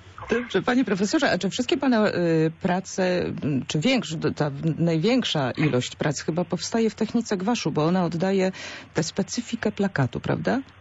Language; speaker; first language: Polish; native; Polish